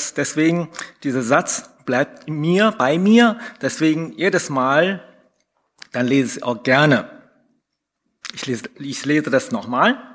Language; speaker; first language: German; non-native, fluent; Chinese